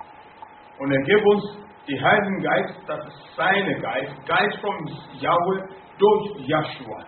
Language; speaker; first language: German; non-native, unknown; Akan